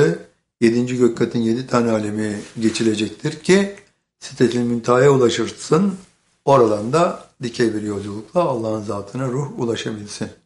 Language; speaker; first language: Turkish; native; Turkish